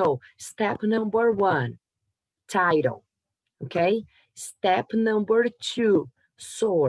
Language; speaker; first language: English; non-native, fluent; Portuguese